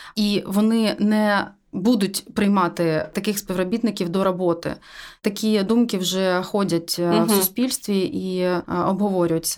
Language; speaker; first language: Ukrainian; native; Ukrainian